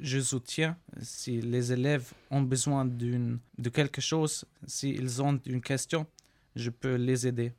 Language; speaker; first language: French; non-native, learner; German